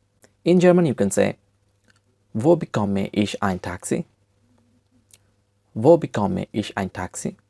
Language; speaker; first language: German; non-native, fluent; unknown